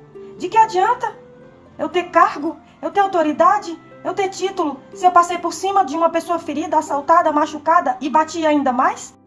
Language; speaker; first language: Portuguese; native; Portuguese